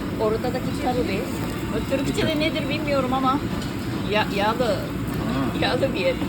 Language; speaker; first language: Turkish; non-native, learner; Japanese